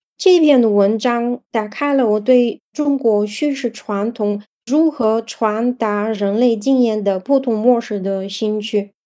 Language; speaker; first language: Chinese; non-native, fluent; Bulgarian